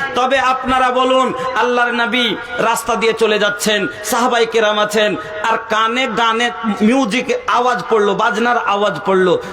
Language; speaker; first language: Bangla; non-native, local second language; Bhojpuri